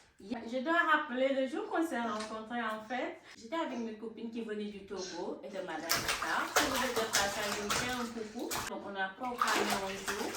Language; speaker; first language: French; non-native, local second language; Wolof